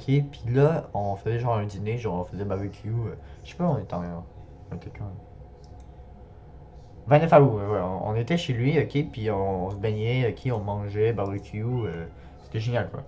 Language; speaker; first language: French; native; French